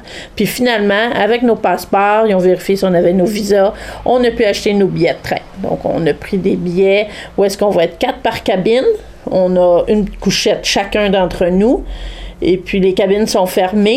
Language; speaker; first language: French; native; French